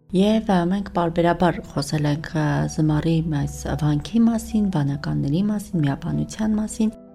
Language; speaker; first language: Armenian; native; Armenian